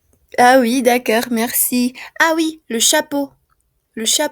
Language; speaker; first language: French; non-native, fluent; Spanish